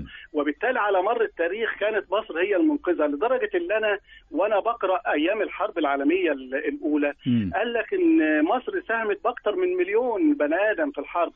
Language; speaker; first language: Arabic; native; Arabic